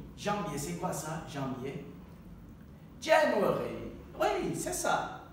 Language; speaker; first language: French; non-native, fluent; Turkish